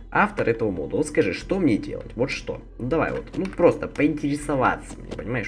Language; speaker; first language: Russian; native; Russian